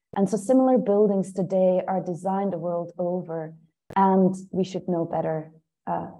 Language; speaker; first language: English; non-native, fluent; Dutch